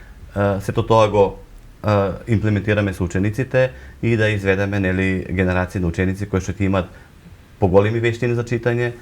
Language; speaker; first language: Macedonian; native; Macedonian